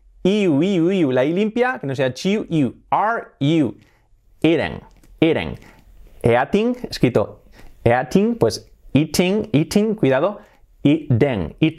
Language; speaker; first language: English; non-native, fluent; Spanish